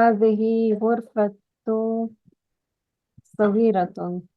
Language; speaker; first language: Arabic; non-native, learner; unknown